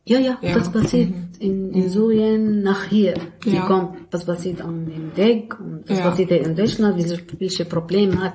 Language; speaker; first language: German; non-native, learner; Arabic